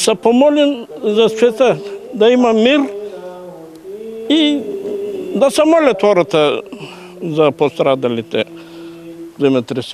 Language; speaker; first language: Bulgarian; non-native, local second language; Turkish